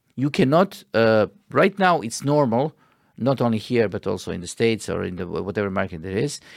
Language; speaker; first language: English; non-native, fluent; Croatian